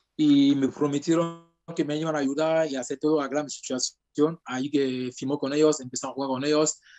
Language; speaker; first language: Spanish; non-native, fluent; French